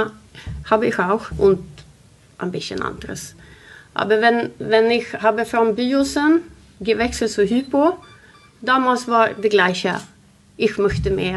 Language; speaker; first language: German; non-native, learner; Swedish